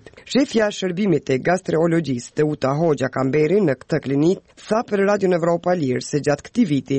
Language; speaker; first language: Albanian; native; Albanian